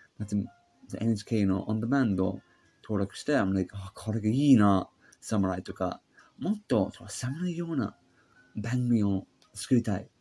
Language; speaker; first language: Japanese; non-native, learner; English